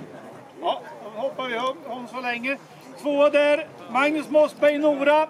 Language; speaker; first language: Swedish; native; Swedish